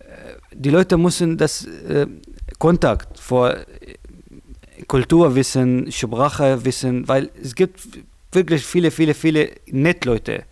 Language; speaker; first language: German; non-native, learner; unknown